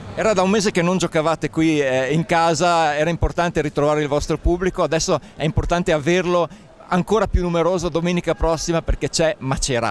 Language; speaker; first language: Italian; native; Italian